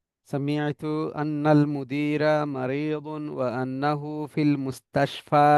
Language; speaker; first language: Arabic; non-native, fluent; Bangla